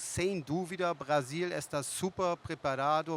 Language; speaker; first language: Portuguese; non-native, fluent; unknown